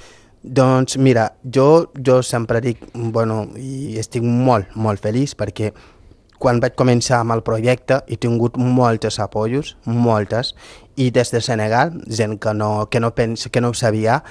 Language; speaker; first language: Catalan; non-native, fluent; Fula